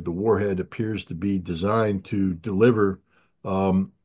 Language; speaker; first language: English; native; English